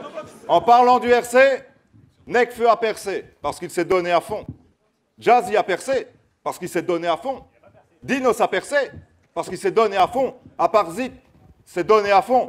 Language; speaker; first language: French; native; French